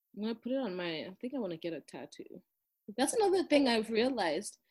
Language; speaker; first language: English; non-native, local second language; Zulu